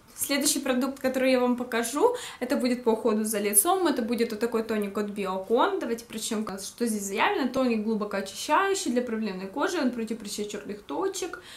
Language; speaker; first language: Russian; native; Russian